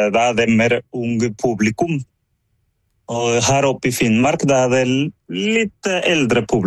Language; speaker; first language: Norwegian; non-native, fluent; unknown